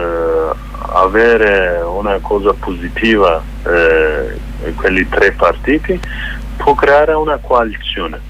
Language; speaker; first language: Italian; non-native, fluent; Kurdish